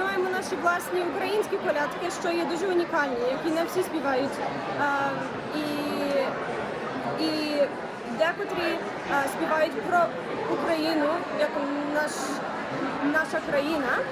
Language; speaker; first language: Ukrainian; early bilingual, heritage; Ukrainian